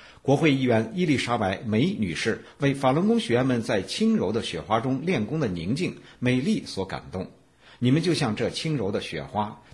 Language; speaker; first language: Chinese; native; Chinese